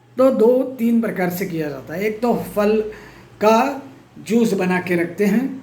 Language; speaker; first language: Hindi; non-native, local second language; Marathi